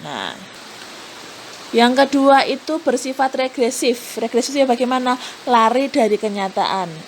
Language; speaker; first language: Indonesian; native; Indonesian